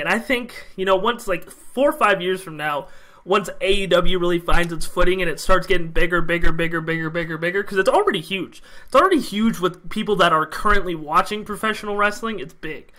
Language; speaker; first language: English; native; English